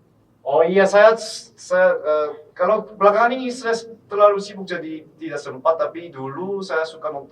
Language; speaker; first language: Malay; non-native, fluent; Korean